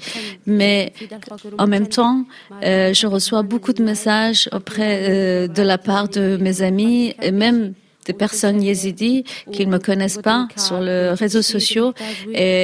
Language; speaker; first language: French; non-native, fluent; Kurdish